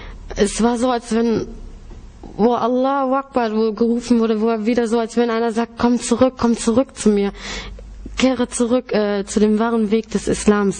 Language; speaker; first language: German; early bilingual, other home language; Greek